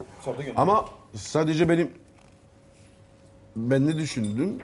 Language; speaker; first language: Turkish; non-native, learner; French